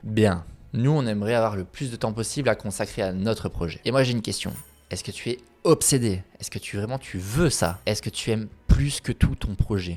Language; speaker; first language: French; native; French